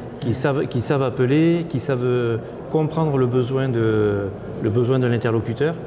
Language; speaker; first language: French; native; French